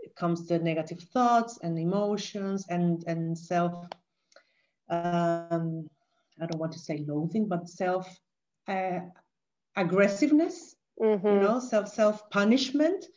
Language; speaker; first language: English; non-native, fluent; Spanish